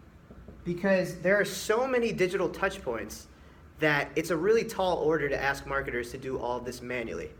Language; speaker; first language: English; native; English